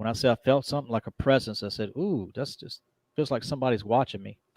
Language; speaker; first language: English; native; English